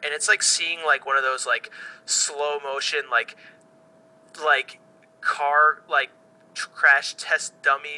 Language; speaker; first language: English; native; English